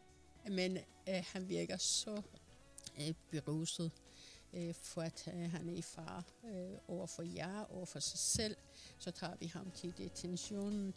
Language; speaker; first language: Danish; non-native, fluent; Persian